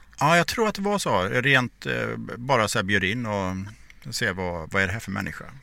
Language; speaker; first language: Swedish; native; Swedish